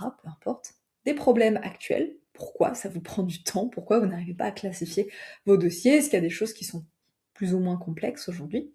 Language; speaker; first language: French; native; French